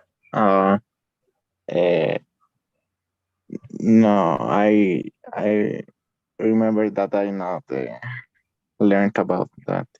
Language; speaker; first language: English; non-native, learner; Spanish